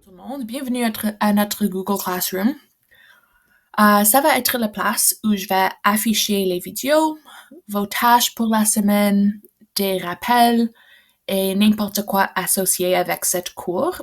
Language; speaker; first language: French; non-native, local second language; English